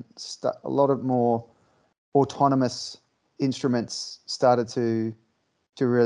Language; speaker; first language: English; native; English